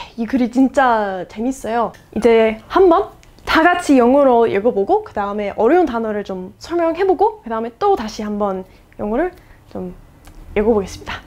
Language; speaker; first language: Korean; non-native, fluent; English